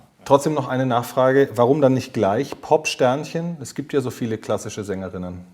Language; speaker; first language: German; native; German